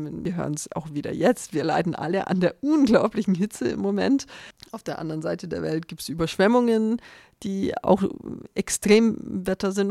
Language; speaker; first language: German; native; German